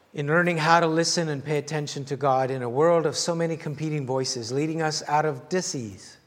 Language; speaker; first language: English; native; English